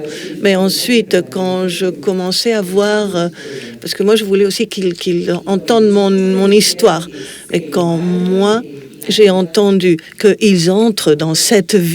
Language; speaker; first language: French; non-native, fluent; Spanish